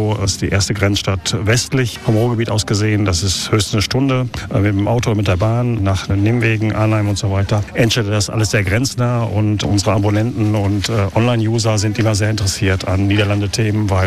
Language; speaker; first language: German; native; German